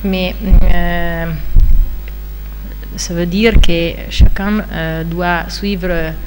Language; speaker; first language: French; non-native, fluent; Italian